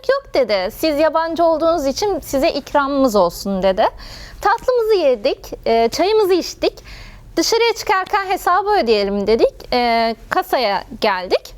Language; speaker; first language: Turkish; non-native, fluent; Arabic